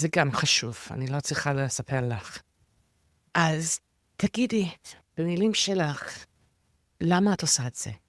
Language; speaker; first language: Hebrew; non-native, fluent; English